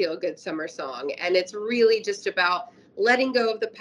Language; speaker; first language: English; native; English